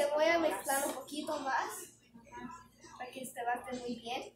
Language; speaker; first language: Spanish; early bilingual, heritage; Spanish